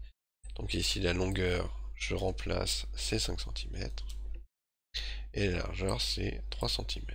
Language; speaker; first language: French; native; French